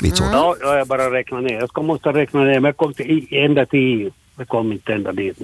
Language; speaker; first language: Swedish; native; Swedish